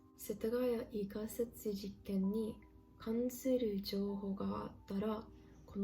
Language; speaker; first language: Japanese; non-native, learner; English